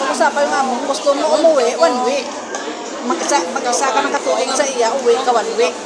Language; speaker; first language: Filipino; non-native, local second language; Hiligaynon